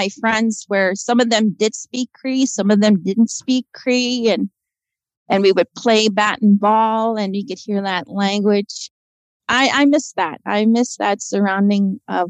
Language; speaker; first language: English; native; English